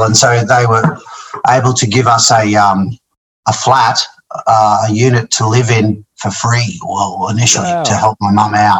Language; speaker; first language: English; native; English